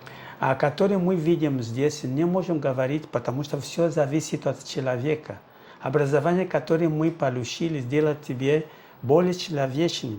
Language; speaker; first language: Russian; non-native, fluent; Portuguese